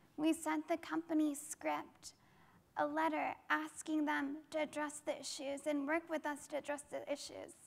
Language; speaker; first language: English; native; English